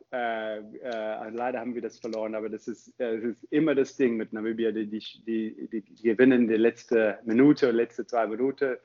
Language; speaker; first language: German; non-native, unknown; English